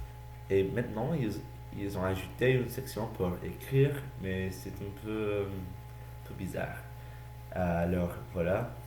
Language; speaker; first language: French; non-native, learner; English